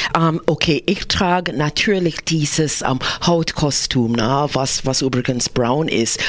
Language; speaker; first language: German; non-native, fluent; English